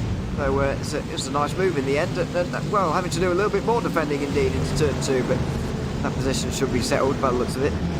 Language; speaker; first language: English; native; English